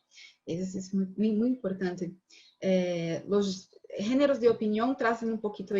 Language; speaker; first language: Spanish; non-native, learner; Portuguese